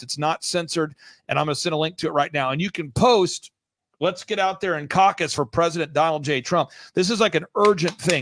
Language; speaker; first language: English; native; English